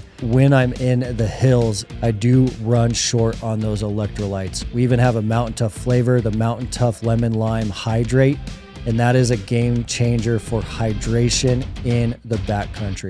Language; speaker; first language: English; native; English